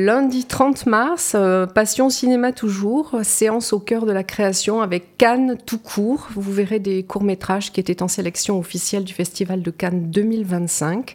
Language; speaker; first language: French; native; French